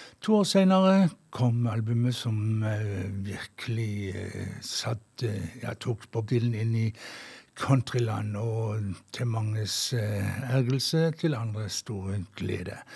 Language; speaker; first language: Norwegian; native; Norwegian